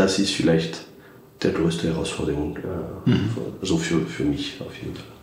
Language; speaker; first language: German; non-native, fluent; French